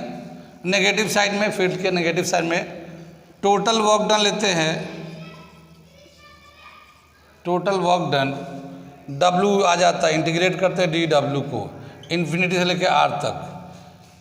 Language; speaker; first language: Hindi; native; Hindi